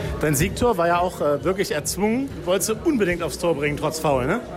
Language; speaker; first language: German; native; German